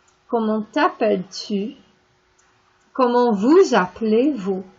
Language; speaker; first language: French; non-native, fluent; English